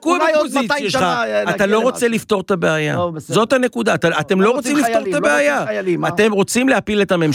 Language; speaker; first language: Hebrew; native; Hebrew